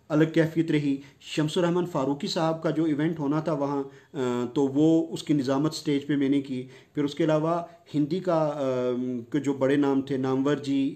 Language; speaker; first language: Urdu; non-native, local second language; Punjabi